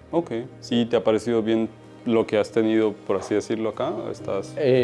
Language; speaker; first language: Spanish; native; Spanish